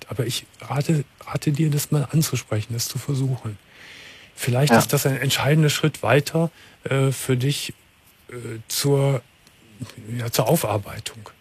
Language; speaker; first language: German; native; German